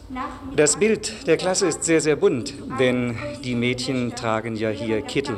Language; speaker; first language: German; native; German